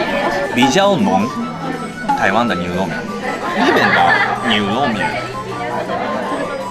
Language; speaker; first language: Chinese; non-native, learner; Japanese